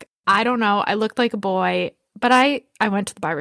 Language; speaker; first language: English; native; English